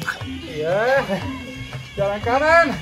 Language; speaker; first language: Indonesian; non-native, learner; Dutch